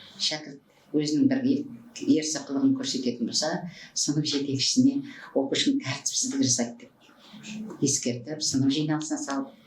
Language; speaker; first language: Kazakh; native; Kazakh